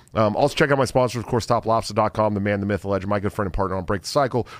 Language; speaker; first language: English; native; English